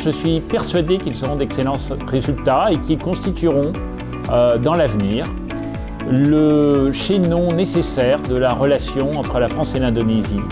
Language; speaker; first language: French; native; French